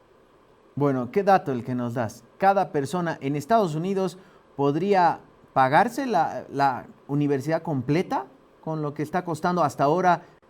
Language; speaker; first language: Spanish; native; Spanish